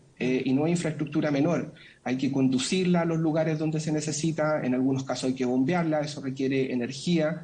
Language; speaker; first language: Spanish; native; Spanish